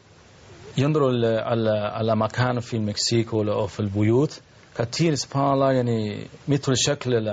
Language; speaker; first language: Arabic; non-native, learner; Spanish